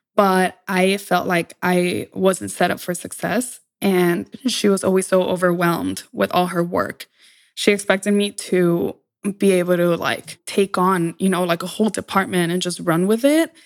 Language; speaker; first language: English; early bilingual, other home language; Spanish